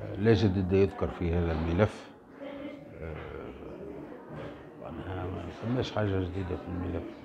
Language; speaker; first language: Arabic; native; Arabic